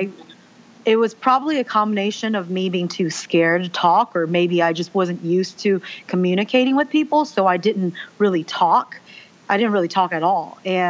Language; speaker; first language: English; early bilingual, other home language; Chinese